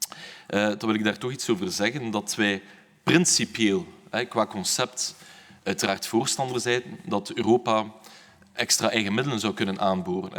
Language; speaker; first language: Dutch; native; Dutch